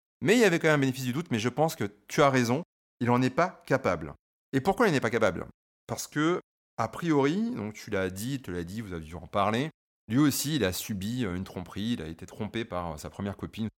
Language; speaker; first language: French; native; French